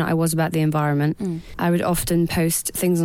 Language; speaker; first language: English; native; English